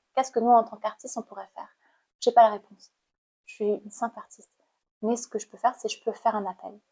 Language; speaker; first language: French; non-native, fluent; Khmer